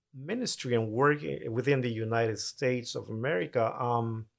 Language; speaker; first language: English; non-native, fluent; Spanish